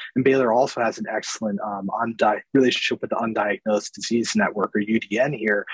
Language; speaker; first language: English; native; English